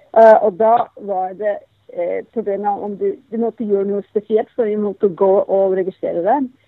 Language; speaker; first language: Norwegian; non-native, fluent; English